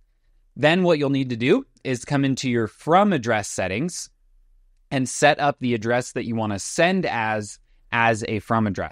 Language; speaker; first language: English; native; English